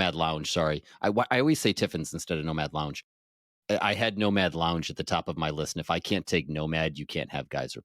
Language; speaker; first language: English; native; English